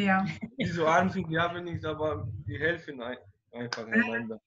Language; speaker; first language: German; non-native, fluent; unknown